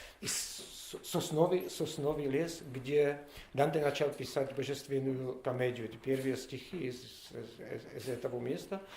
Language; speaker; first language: Russian; non-native, learner; Czech